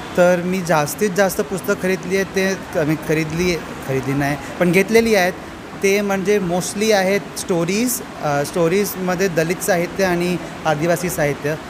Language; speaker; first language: Marathi; non-native, local second language; Sindhi